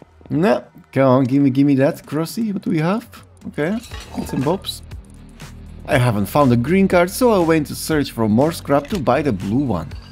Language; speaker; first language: English; non-native, fluent; Slovak